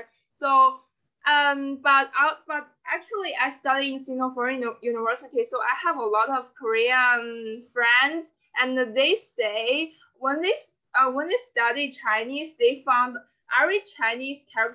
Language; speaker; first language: English; non-native, fluent; Chinese